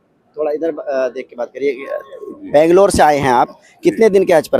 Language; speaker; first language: Hindi; native; Hindi